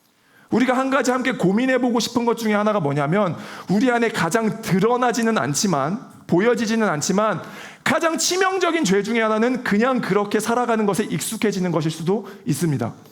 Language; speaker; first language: Korean; native; Korean